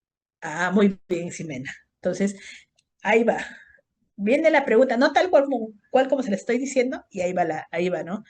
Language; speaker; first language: Spanish; native; Spanish